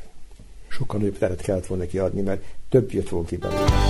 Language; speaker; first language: Hungarian; native; Hungarian